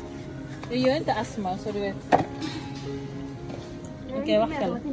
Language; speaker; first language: Swedish; early bilingual, other home language; Somali